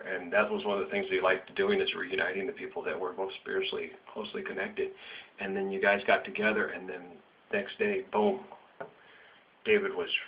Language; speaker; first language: English; native; English